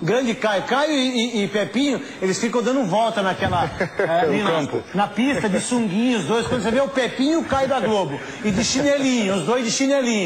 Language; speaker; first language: Portuguese; native; Portuguese